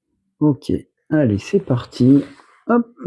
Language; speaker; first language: French; native; French